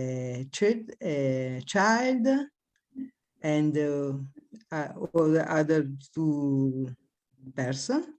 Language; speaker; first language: English; non-native, learner; Italian